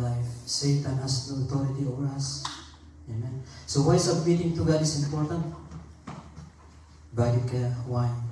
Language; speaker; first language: English; non-native, local second language; Filipino